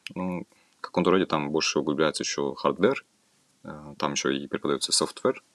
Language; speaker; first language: Russian; non-native, fluent; Kazakh